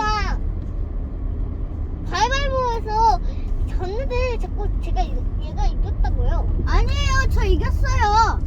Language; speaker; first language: Korean; early bilingual, other home language; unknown